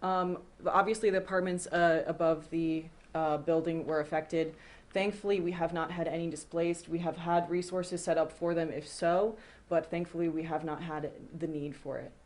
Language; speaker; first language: English; native; English